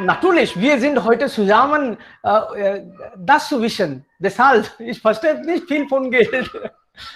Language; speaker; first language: German; non-native, fluent; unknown